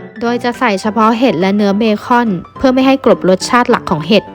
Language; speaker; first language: Thai; native; Thai